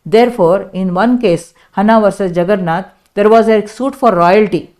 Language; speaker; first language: English; non-native, local second language; Kannada